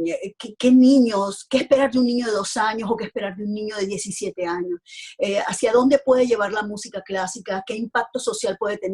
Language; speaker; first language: Spanish; native; Spanish